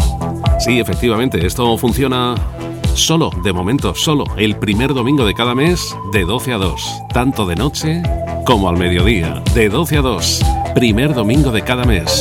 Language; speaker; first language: Spanish; native; Spanish